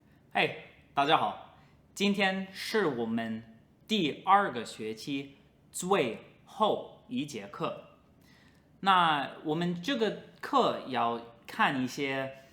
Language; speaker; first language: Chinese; non-native, fluent; English